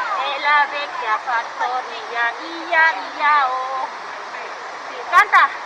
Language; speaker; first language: Italian; non-native, learner; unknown